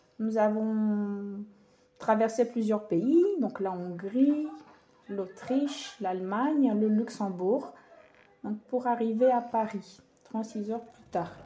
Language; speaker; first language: French; non-native, fluent; Romanian